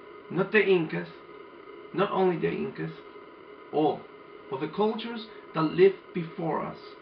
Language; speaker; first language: English; non-native, fluent; Spanish